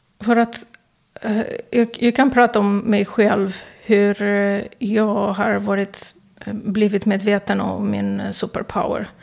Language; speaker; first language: Swedish; non-native, fluent; Romanian